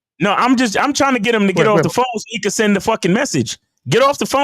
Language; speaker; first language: English; native; English